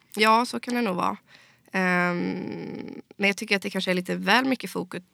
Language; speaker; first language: Swedish; native; Swedish